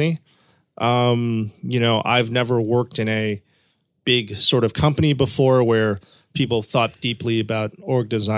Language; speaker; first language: English; native; English